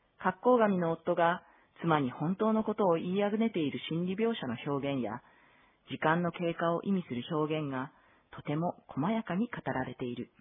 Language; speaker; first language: Japanese; native; Japanese